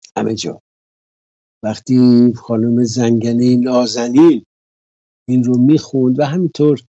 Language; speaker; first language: Persian; native; Persian